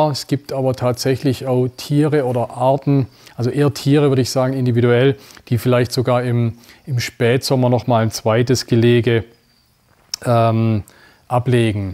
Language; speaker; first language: German; native; German